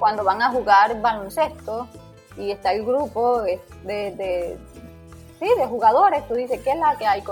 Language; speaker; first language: Spanish; native; Spanish